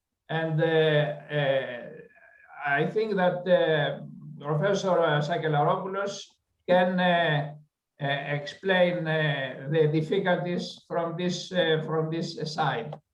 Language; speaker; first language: English; non-native, learner; Greek